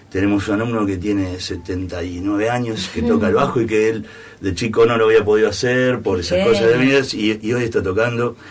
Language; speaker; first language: Spanish; native; Spanish